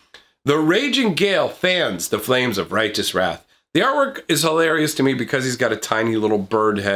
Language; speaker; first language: English; native; English